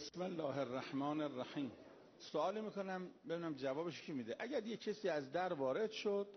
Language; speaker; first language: Persian; native; Persian